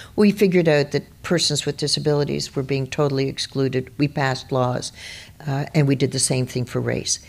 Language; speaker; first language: English; native; English